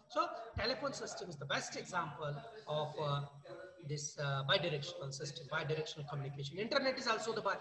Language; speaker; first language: English; non-native, local second language; Marathi